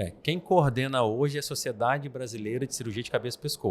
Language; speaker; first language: Portuguese; native; Portuguese